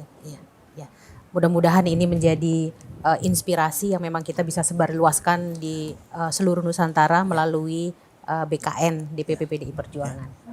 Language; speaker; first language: Indonesian; native; Indonesian